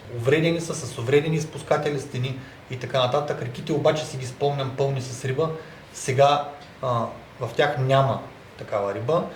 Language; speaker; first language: Bulgarian; native; Bulgarian